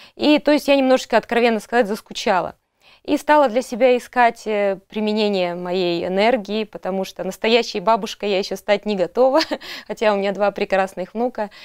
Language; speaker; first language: Russian; native; Russian